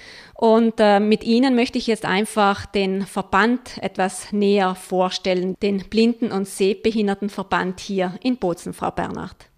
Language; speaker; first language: German; native; German